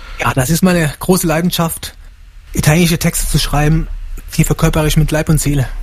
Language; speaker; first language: German; early bilingual, heritage; Italian